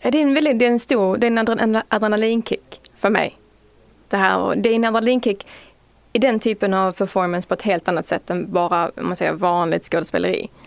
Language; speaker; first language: Swedish; native; Swedish